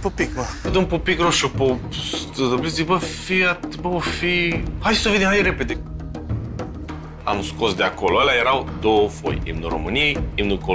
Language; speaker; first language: Romanian; native; Romanian